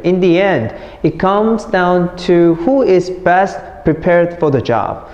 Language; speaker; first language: English; non-native, fluent; Korean